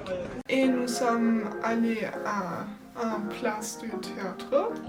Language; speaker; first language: French; non-native, learner; German